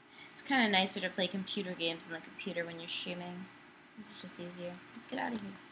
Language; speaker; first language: English; native; English